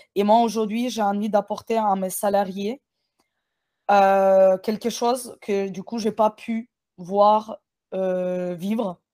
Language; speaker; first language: French; non-native, fluent; Ukrainian